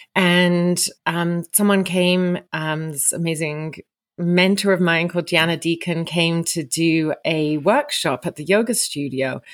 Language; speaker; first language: English; native; English